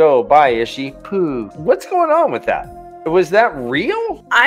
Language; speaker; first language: English; native; English